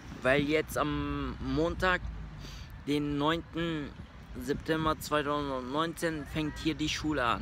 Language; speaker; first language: German; early bilingual, other home language; Turkish